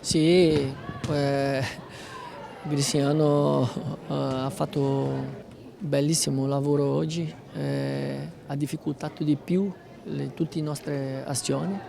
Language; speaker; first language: Italian; non-native, fluent; Spanish